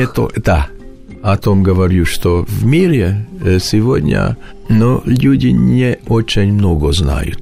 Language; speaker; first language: Russian; non-native, learner; Hungarian